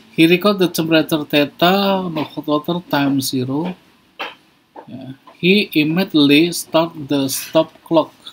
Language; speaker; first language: English; non-native, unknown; Indonesian